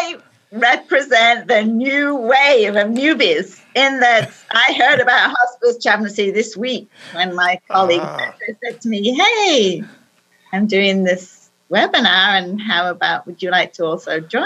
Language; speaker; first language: English; native; English